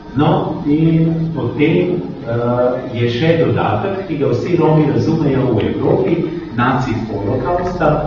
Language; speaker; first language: Slovenian; non-native, local second language; Romany